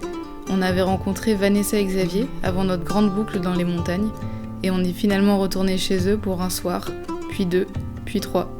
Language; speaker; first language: French; native; French